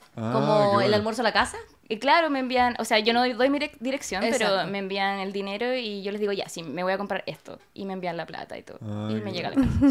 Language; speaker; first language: Spanish; native; Spanish